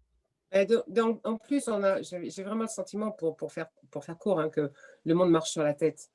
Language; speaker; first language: French; native; French